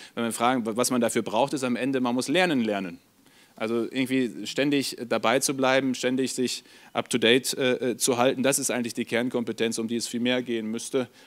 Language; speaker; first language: German; native; German